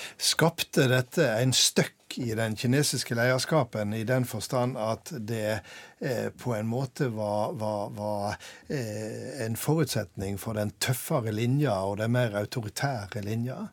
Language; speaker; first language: Norwegian; native; Norwegian